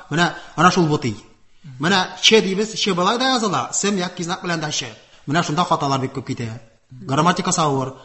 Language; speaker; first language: Tatar; non-native, local second language; Udmurt